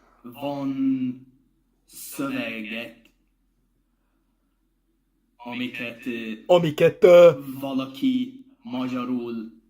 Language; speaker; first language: Hungarian; non-native, learner; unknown